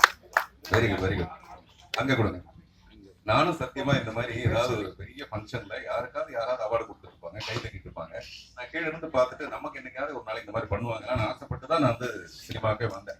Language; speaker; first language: Tamil; native; Tamil